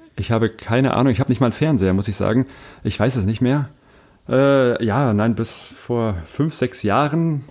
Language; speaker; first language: German; native; German